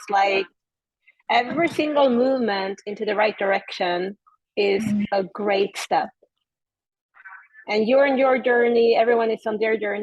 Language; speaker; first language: English; non-native, fluent; Swedish